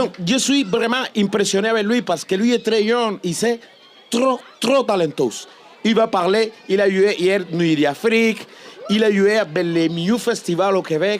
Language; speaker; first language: French; non-native, learner; Spanish